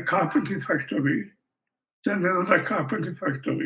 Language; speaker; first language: English; non-native, fluent; Polish